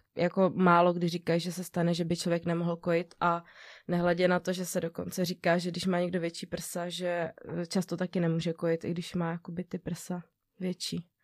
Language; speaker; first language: Czech; native; Czech